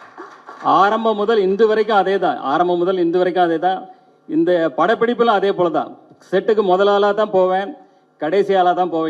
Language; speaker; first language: Tamil; native; Tamil